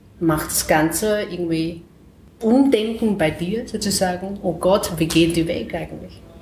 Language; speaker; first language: German; non-native, fluent; Chinese